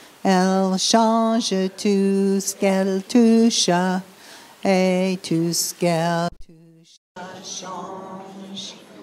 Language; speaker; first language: French; non-native, learner; English